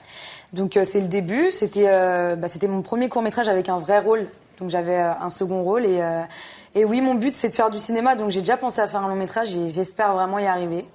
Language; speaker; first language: French; native; French